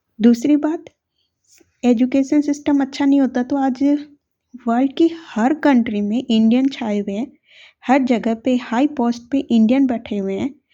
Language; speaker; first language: Hindi; native; Hindi